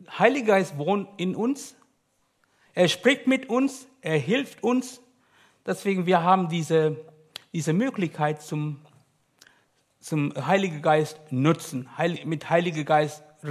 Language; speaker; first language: German; non-native, learner; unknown